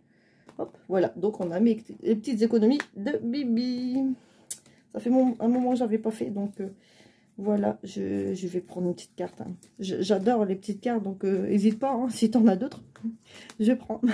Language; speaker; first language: French; native; French